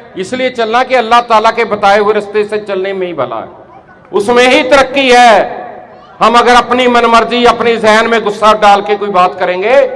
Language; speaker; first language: Hindi; non-native, local second language; Punjabi